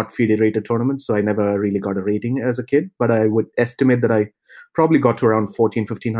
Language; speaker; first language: English; non-native, local second language; Malayalam